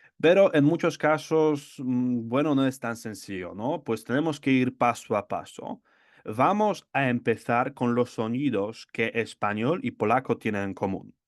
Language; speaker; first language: Spanish; non-native, fluent; Polish